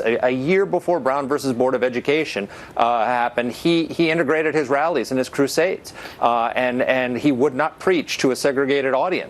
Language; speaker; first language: English; native; English